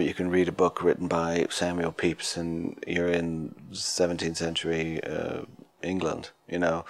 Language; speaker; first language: English; native; English